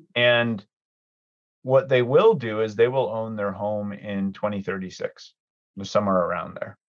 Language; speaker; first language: English; early bilingual, other home language; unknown